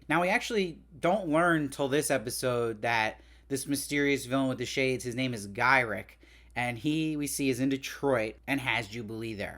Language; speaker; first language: English; native; English